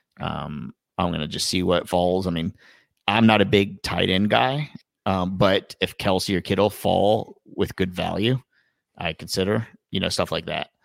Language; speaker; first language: English; native; English